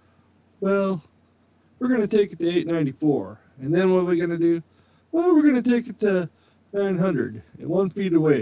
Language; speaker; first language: English; native; English